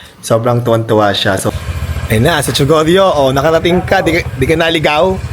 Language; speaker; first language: Filipino; native; Filipino